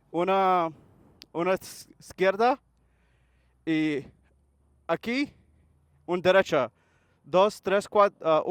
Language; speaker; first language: Spanish; non-native, learner; English